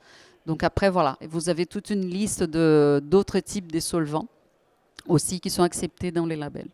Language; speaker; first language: French; native; French